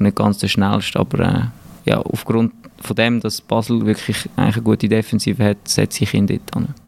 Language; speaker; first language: German; native; German